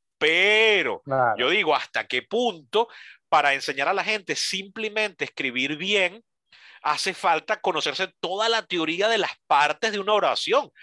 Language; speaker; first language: Spanish; native; Spanish